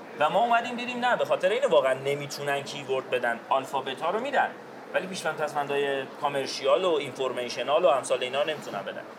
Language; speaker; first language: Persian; non-native, local second language; Azerbaijani